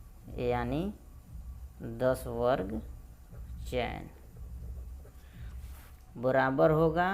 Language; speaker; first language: Hindi; native; Hindi